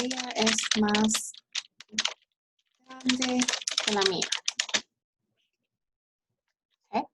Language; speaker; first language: Spanish; early bilingual, heritage; Spanish